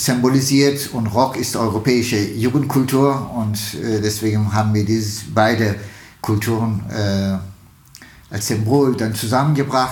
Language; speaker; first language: German; non-native, fluent; Turkish